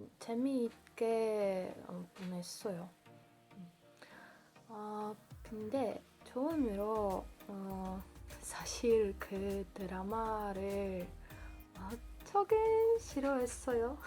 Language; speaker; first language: Korean; non-native, learner; Polish